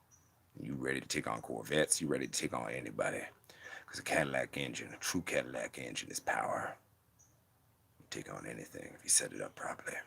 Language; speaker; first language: English; native; English